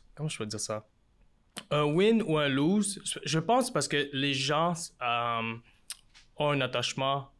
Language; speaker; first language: French; native; French